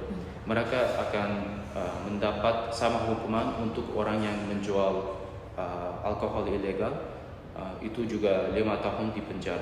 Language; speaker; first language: Indonesian; non-native, learner; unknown